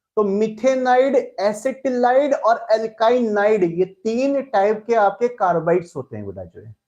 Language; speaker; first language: Hindi; native; Hindi